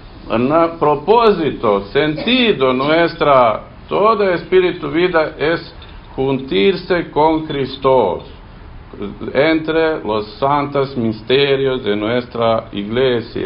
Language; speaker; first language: Spanish; non-native, learner; Serbian